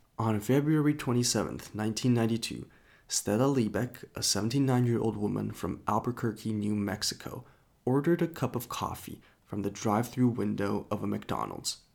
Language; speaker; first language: English; non-native, fluent; Chinese